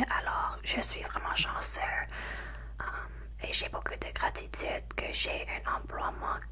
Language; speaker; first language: French; non-native, learner; English